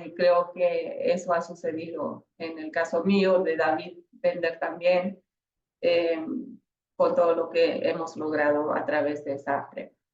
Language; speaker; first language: Spanish; non-native, fluent; Romanian